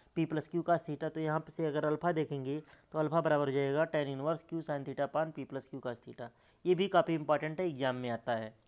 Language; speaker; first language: Hindi; native; Hindi